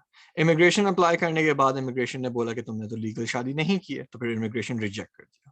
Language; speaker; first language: Urdu; native; Urdu